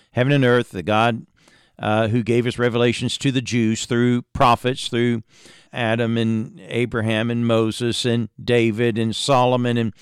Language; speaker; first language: English; native; English